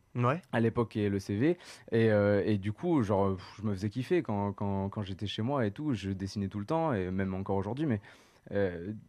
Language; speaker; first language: French; native; French